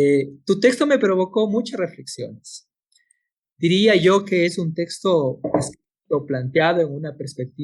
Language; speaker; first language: Spanish; native; Spanish